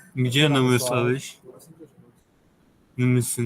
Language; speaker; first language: Polish; non-native, fluent; Ukrainian